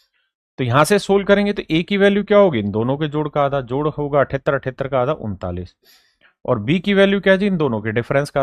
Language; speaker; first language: Hindi; native; Hindi